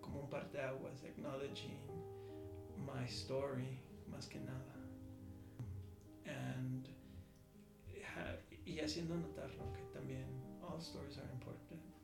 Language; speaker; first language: Spanish; early bilingual, heritage; Spanish